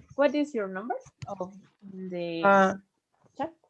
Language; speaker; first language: English; non-native, learner; Spanish